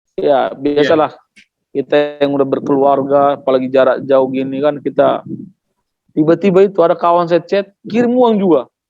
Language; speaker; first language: Indonesian; non-native, local second language; Tetum